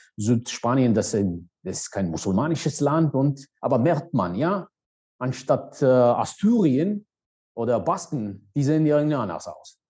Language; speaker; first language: German; non-native, fluent; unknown